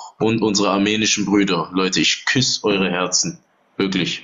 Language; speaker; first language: German; native; German